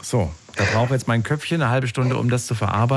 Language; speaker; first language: German; native; German